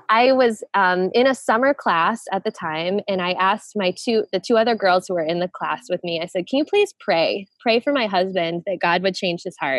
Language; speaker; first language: English; native; English